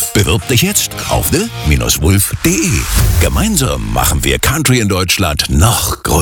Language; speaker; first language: German; native; German